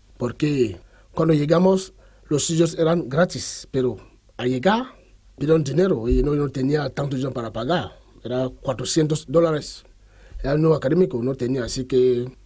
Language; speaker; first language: Spanish; non-native, fluent; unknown